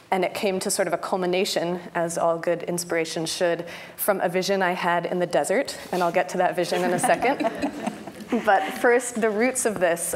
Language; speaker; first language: English; native; English